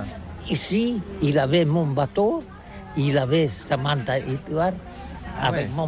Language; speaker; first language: French; non-native, learner; Catalan